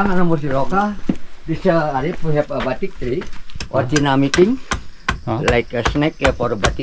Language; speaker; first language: English; non-native, learner; Indonesian